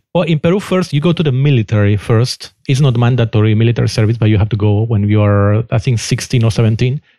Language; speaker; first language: English; non-native, fluent; Spanish